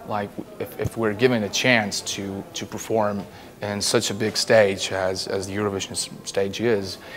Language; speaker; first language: English; non-native, fluent; Estonian